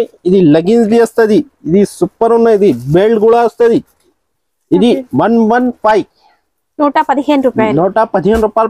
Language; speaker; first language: Telugu; non-native, local second language; Urdu